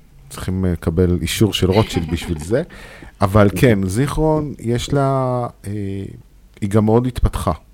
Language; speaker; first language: Hebrew; native; Hebrew